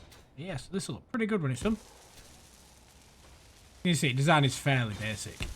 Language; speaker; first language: English; native; English